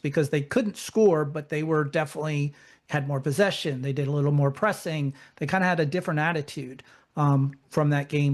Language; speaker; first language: English; native; English